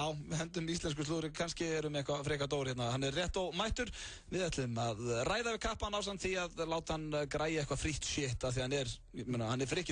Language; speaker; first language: Icelandic; native; Icelandic